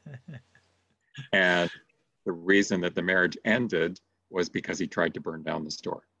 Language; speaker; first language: English; native; English